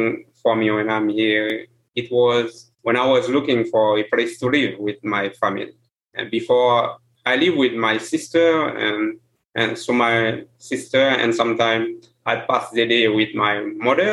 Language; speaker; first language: English; non-native, learner; Haitian Creole